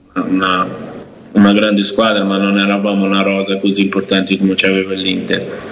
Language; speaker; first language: Italian; non-native, fluent; Portuguese